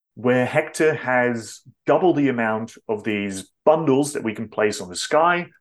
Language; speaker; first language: English; non-native, fluent; Dutch